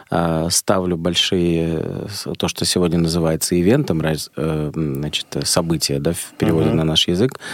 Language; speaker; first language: Russian; native; Russian